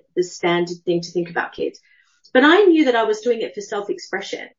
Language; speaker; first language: English; native; English